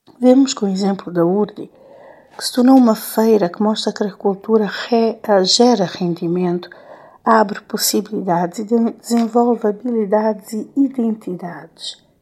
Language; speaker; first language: Portuguese; non-native, local second language; Kabuverdianu